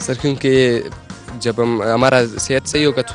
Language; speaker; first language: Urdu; non-native, local second language; Pashto